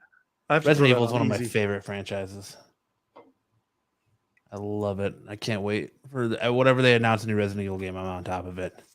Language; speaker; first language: English; native; English